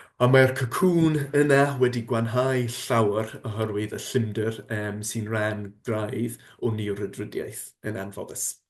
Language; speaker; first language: Welsh; non-native, fluent; English